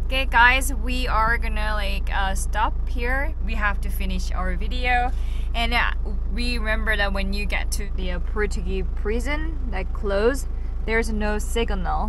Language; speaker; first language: English; non-native, fluent; Korean